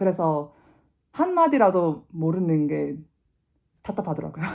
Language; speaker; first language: Korean; non-native, fluent; English